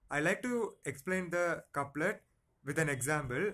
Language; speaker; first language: English; non-native, local second language; Tamil